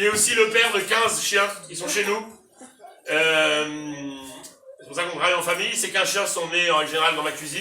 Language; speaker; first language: French; native; French